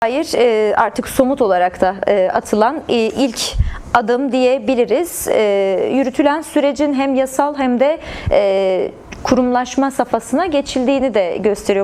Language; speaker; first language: Turkish; native; Turkish